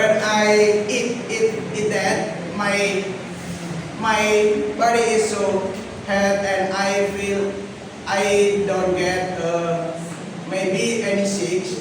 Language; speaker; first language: English; non-native, learner; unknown